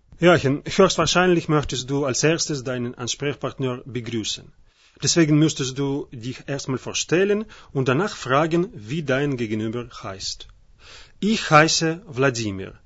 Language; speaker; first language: German; non-native, fluent; Russian